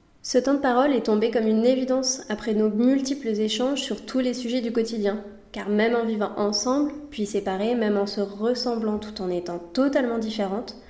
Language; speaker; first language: French; native; French